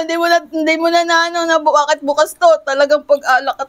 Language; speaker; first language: Filipino; native; Filipino